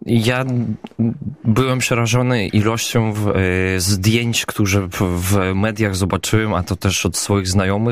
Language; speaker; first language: Polish; non-native, local second language; Belarusian